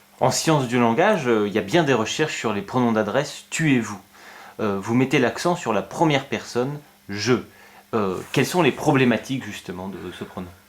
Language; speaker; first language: French; native; French